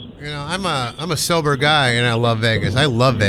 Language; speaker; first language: English; native; English